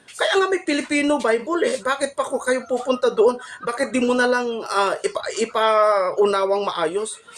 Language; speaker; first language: Filipino; non-native, local second language; Iloko